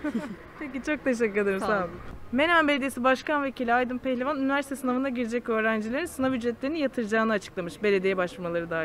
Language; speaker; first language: Turkish; native; Turkish